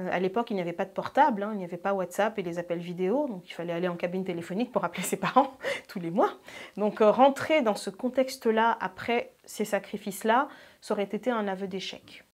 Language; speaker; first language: French; non-native, local second language; Ngazidja Comorian